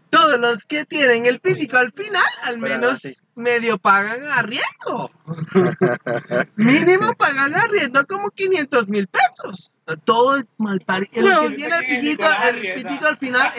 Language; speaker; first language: Spanish; native; Spanish